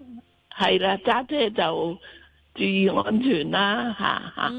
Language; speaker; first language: Cantonese; native; Cantonese